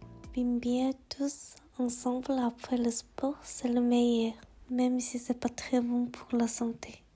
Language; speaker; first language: French; non-native, fluent; Korean